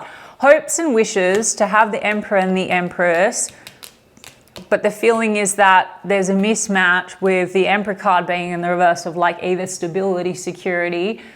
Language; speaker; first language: English; native; English